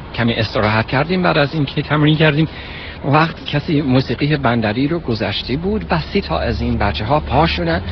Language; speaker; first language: Persian; non-native, fluent; English